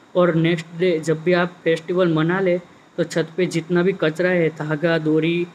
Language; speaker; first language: Hindi; non-native, local second language; Gujarati